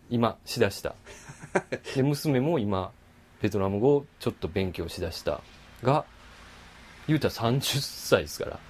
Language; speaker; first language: Japanese; native; Japanese